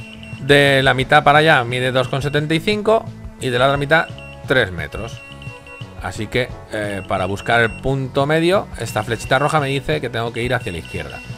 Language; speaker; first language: Spanish; native; Spanish